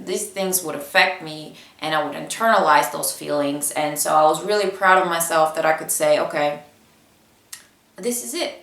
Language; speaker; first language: English; non-native, fluent; Bulgarian